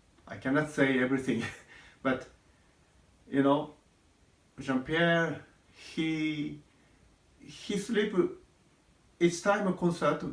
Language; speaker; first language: English; non-native, learner; Japanese